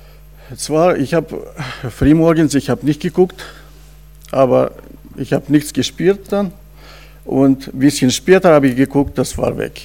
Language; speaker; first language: German; non-native, fluent; Russian